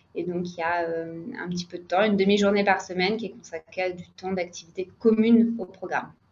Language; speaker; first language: French; native; French